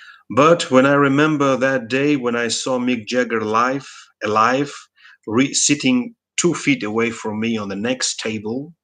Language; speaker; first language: English; non-native, fluent; Russian